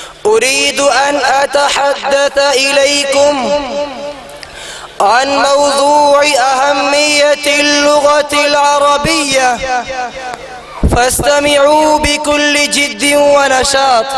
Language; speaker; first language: Arabic; non-native, learner; Urdu